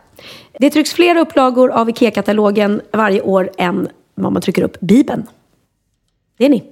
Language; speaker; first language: Swedish; native; Swedish